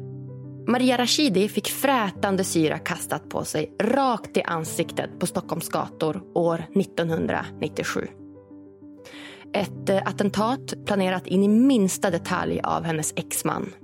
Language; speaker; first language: Swedish; native; Swedish